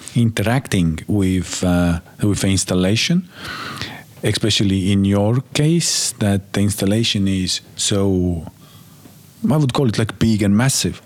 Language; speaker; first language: English; non-native, fluent; Estonian